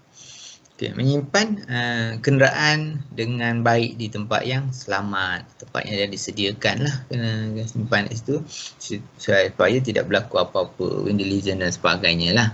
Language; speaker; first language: Malay; native; Malay